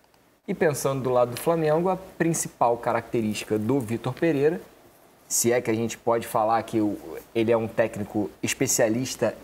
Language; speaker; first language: Portuguese; native; Portuguese